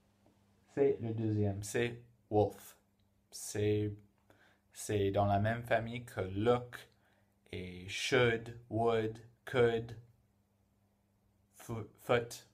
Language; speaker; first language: French; non-native, fluent; English